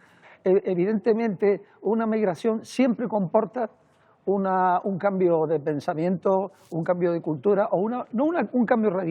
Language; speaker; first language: Spanish; native; Spanish